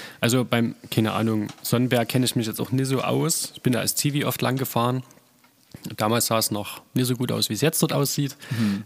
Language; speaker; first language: German; native; German